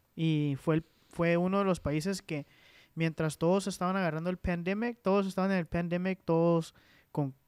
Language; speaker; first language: Spanish; early bilingual, heritage; Spanish